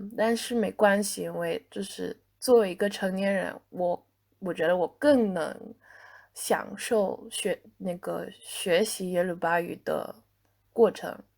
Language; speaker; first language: Chinese; non-native, fluent; English